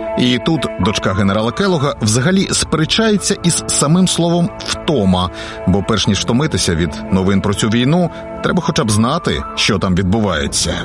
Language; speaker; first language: Ukrainian; native; Ukrainian